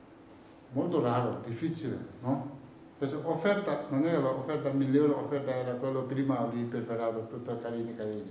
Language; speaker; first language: Italian; non-native, learner; Tibetan